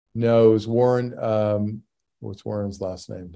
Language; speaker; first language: English; native; English